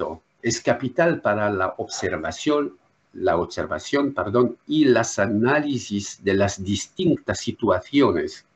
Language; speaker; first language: Spanish; non-native, learner; French